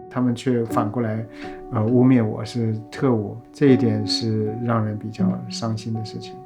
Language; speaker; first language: Chinese; native; Chinese